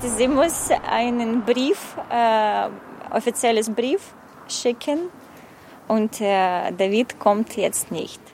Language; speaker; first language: German; non-native, learner; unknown